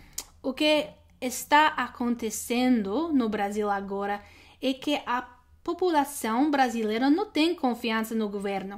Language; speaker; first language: Portuguese; non-native, learner; English